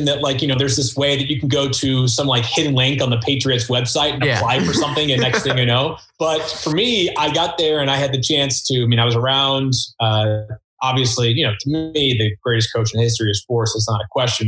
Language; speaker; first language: English; native; English